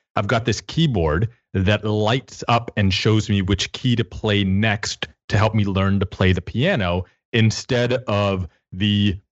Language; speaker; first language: English; native; English